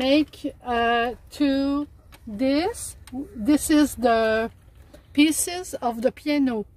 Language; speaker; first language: English; non-native, learner; French